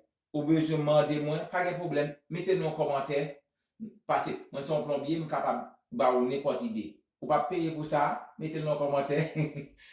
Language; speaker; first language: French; non-native, local second language; Haitian Creole